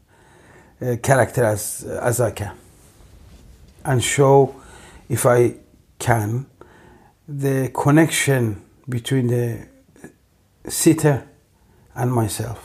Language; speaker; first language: English; non-native, fluent; Persian